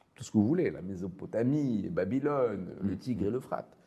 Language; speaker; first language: French; non-native, local second language; Arabic